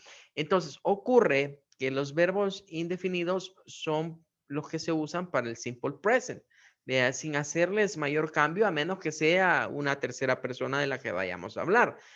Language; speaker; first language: Spanish; native; Spanish